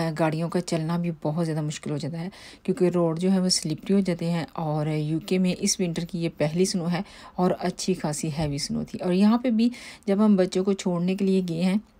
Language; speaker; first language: Urdu; native; Urdu